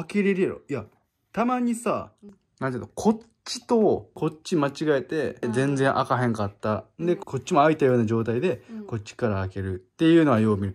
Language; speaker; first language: Japanese; native; Japanese